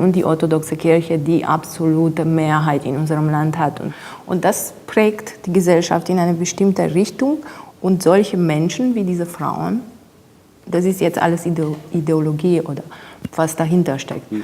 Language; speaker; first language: German; non-native, fluent; Romanian